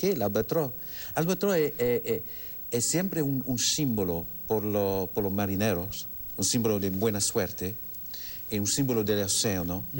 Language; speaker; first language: Spanish; non-native, fluent; English